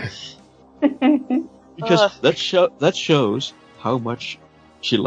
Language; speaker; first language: English; non-native, fluent; Danish